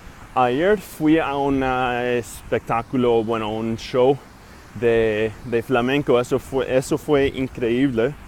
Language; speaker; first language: Spanish; non-native, fluent; English